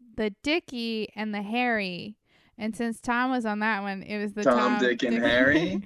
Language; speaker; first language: English; native; English